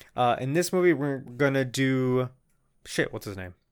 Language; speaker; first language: English; non-native, fluent; Spanish